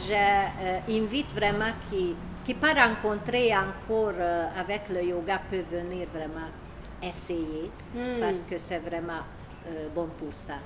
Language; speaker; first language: French; non-native, learner; Hungarian